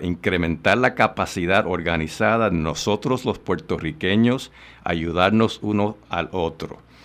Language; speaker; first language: Spanish; native; Spanish